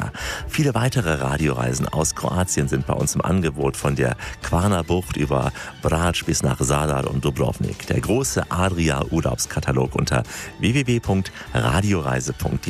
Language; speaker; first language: German; native; German